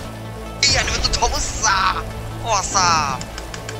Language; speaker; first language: Chinese; native; Chinese